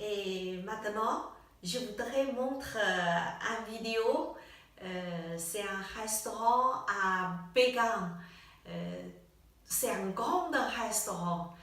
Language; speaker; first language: French; non-native, learner; Chinese